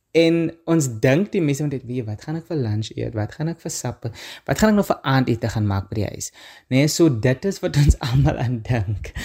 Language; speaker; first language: Afrikaans; native; Afrikaans